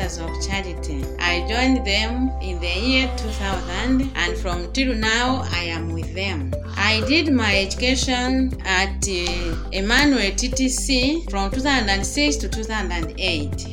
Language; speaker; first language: English; non-native, local second language; Nyanja